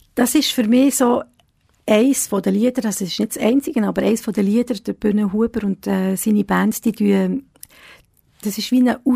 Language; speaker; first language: German; early bilingual, other home language; Italian